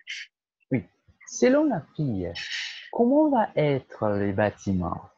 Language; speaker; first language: French; non-native, fluent; Portuguese